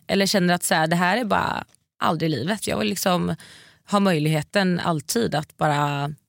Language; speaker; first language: Swedish; native; Swedish